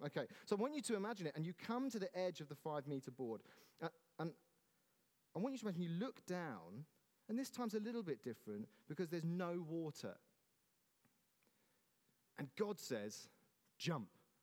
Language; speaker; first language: English; native; English